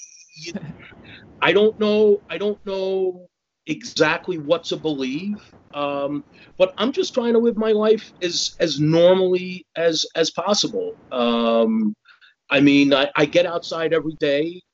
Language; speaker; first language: English; native; English